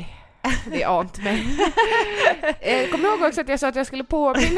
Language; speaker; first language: Swedish; native; Swedish